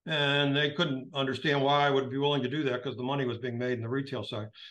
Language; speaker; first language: English; native; English